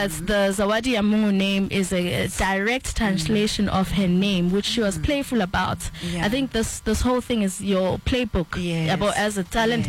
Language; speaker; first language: English; non-native, local second language; Zulu